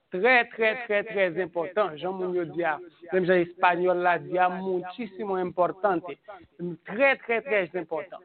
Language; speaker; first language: French; non-native, local second language; Haitian Creole